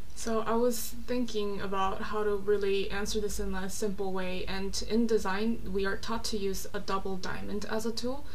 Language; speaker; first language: English; non-native, fluent; Korean